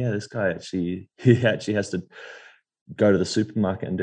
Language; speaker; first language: English; native; English